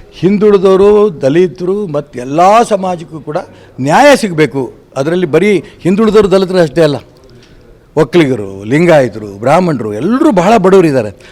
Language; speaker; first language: Kannada; native; Kannada